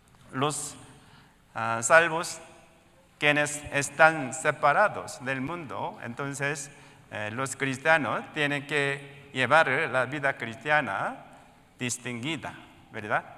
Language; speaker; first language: Spanish; non-native, learner; Korean